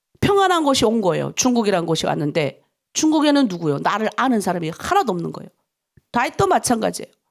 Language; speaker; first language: Korean; native; Korean